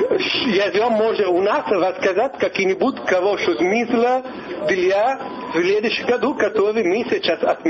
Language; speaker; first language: Russian; non-native, learner; Italian